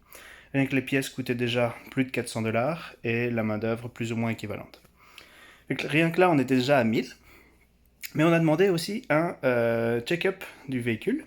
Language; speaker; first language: French; native; French